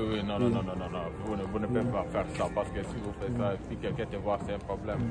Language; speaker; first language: French; early bilingual, heritage; French